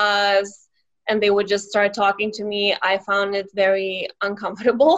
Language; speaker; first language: English; non-native, fluent; Lithuanian